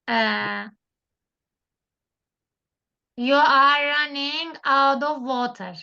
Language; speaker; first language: English; non-native, learner; Turkish